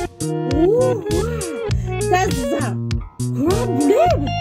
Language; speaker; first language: English; non-native, learner; Japanese